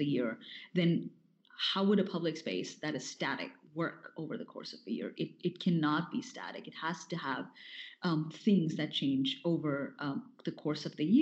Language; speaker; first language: English; non-native, local second language; Hindi